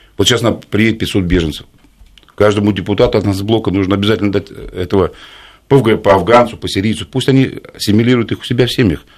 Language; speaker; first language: Russian; native; Russian